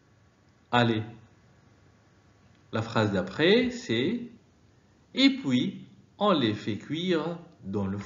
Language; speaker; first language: French; non-native, fluent; Arabic